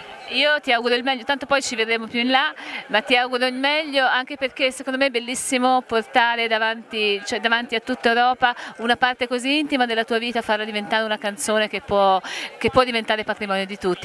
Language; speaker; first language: Italian; native; Italian